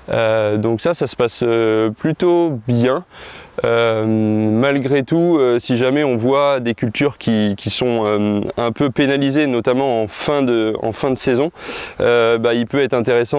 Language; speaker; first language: French; native; French